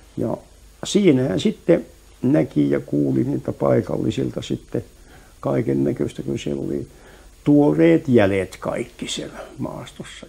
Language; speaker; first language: Finnish; native; Finnish